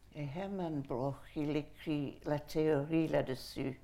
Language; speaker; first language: French; non-native, fluent; English